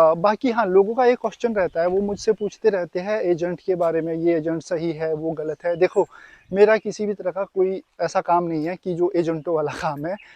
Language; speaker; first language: Hindi; native; Hindi